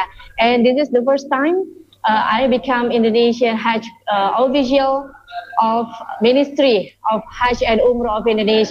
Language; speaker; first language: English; non-native, learner; Indonesian